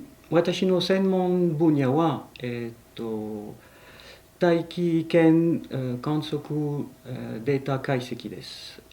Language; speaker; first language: Japanese; non-native, fluent; French